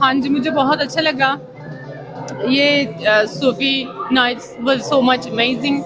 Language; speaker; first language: Hindi; non-native, fluent; Turkish